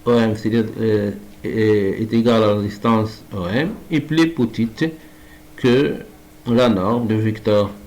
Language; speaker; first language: French; non-native, local second language; Arabic